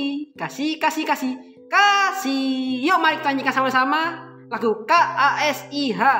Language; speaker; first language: Indonesian; native; Indonesian